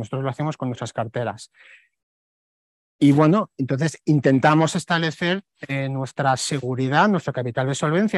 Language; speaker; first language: Spanish; native; Spanish